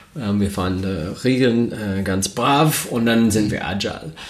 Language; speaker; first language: German; non-native, learner; English